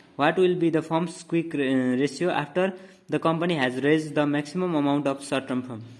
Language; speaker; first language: English; non-native, local second language; Nepali